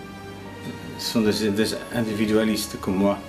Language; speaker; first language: French; non-native, fluent; Dutch